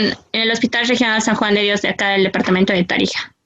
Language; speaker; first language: Spanish; native; Spanish